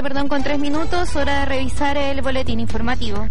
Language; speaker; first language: Spanish; native; Spanish